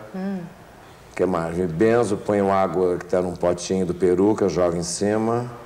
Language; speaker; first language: Portuguese; native; Portuguese